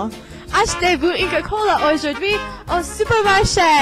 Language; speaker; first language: French; non-native, learner; English